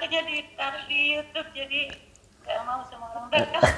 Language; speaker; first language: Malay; non-native, local second language; Javanese